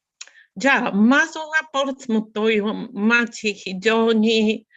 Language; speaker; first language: Japanese; non-native, learner; Bulgarian